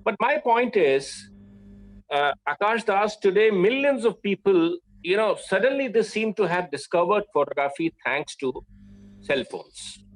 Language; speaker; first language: English; non-native, local second language; Hindi